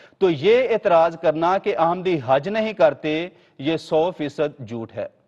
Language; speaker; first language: Urdu; native; Urdu